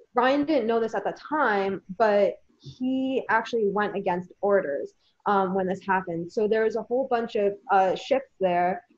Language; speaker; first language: English; native; English